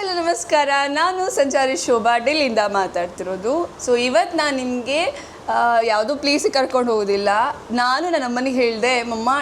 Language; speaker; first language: Kannada; native; Kannada